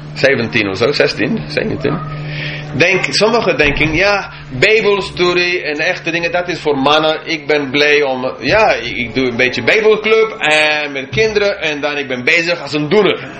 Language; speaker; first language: Dutch; non-native, fluent; English